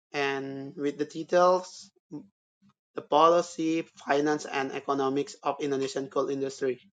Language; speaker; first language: English; non-native, learner; Indonesian